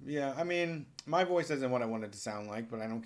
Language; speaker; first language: English; native; English